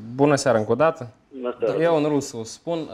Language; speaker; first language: Romanian; non-native, local second language; Russian